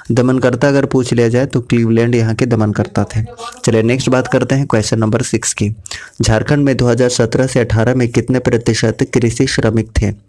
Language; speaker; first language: Hindi; native; Hindi